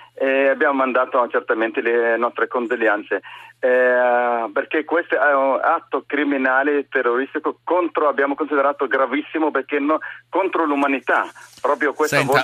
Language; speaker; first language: Italian; non-native, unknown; Arabic